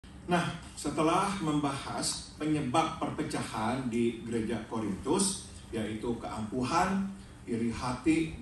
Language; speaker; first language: Indonesian; native; Indonesian